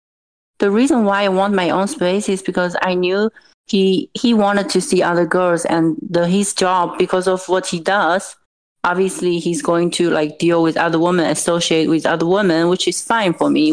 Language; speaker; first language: English; non-native, fluent; Chinese